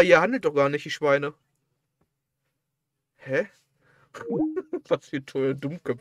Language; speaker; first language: German; native; German